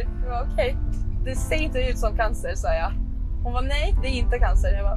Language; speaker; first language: Swedish; early bilingual, other home language; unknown